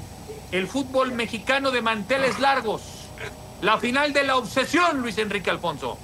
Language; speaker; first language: Spanish; native; Spanish